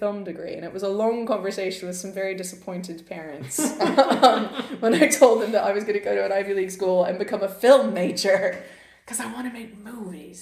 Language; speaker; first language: English; native; English